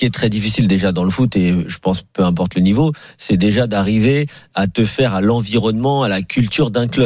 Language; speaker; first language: French; native; French